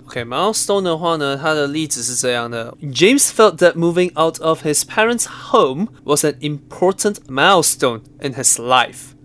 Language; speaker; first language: English; non-native, local second language; Chinese